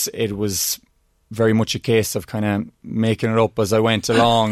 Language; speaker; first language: English; native; English